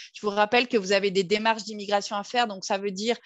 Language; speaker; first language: French; native; French